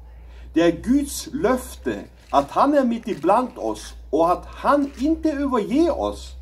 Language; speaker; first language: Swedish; non-native, learner; German